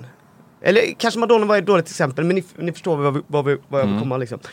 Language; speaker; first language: Swedish; native; Swedish